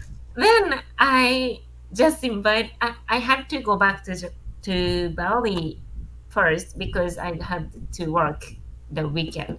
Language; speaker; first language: English; non-native, learner; Japanese